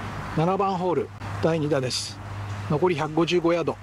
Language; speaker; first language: Japanese; native; Japanese